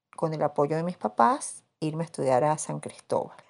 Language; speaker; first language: Spanish; native; Spanish